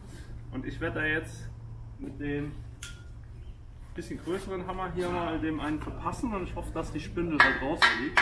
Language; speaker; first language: German; native; German